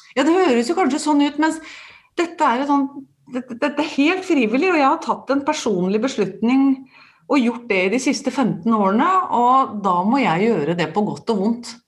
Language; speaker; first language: Norwegian; native; Norwegian